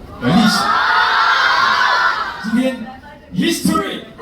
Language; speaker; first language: Korean; non-native, fluent; Chinese